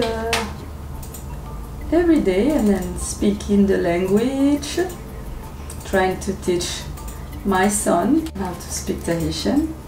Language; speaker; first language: English; non-native, learner; Japanese